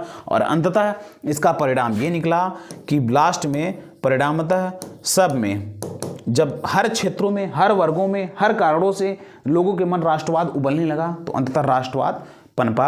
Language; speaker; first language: Hindi; native; Hindi